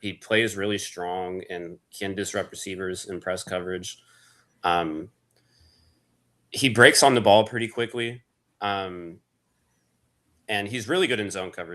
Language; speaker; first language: English; native; English